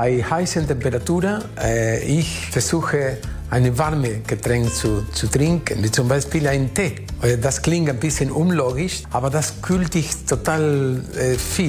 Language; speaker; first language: German; non-native, fluent; Spanish